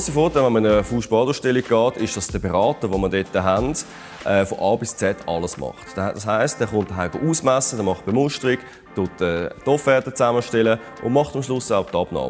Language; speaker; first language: German; native; German